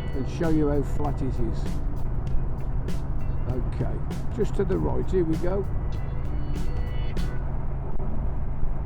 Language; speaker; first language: English; native; English